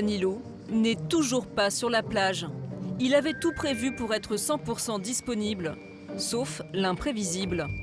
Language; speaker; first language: French; native; French